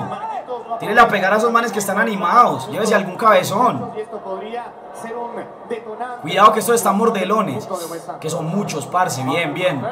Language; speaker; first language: Spanish; native; Spanish